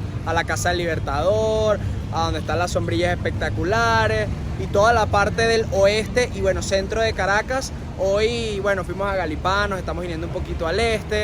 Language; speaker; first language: Spanish; native; Spanish